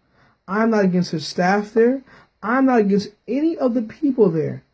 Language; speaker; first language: English; native; English